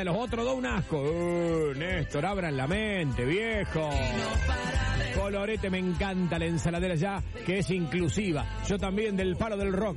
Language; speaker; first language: Spanish; native; Spanish